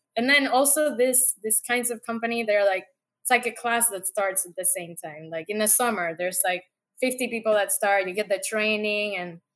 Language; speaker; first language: English; non-native, fluent; Spanish